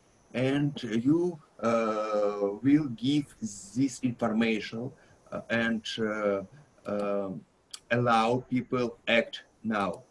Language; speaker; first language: English; non-native, learner; Russian